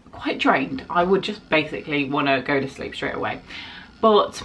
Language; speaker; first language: English; native; English